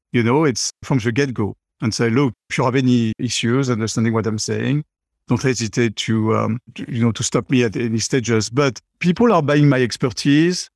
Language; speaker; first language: English; non-native, fluent; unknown